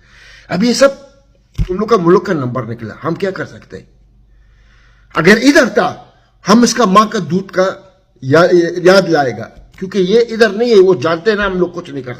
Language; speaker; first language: Hindi; non-native, learner; Arabic